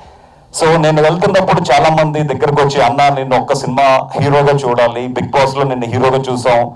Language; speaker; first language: Telugu; native; Telugu